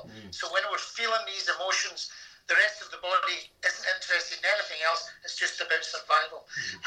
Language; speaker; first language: English; native; English